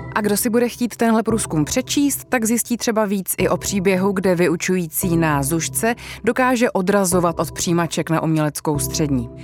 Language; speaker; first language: Czech; native; Czech